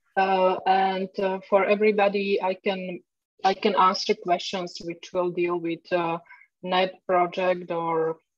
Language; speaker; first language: English; non-native, fluent; Slovak